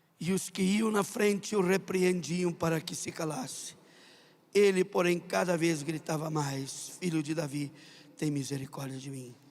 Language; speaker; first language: Portuguese; non-native, local second language; German